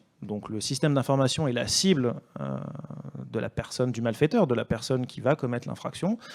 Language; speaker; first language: French; native; French